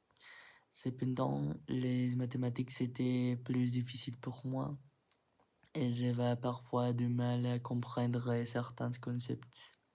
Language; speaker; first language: French; non-native, learner; Spanish